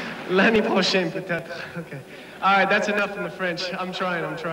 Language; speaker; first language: English; native; English